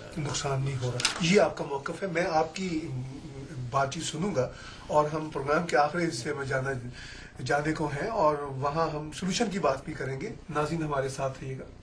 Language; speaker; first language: Urdu; native; Urdu